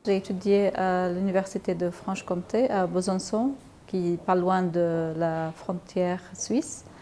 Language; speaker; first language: French; non-native, fluent; Arabic